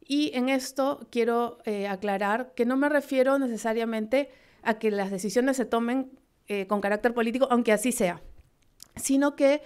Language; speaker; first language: Spanish; native; Spanish